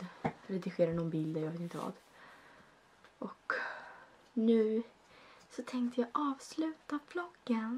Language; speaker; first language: Swedish; early bilingual, other home language; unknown